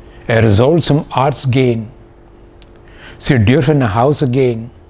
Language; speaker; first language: German; non-native, fluent; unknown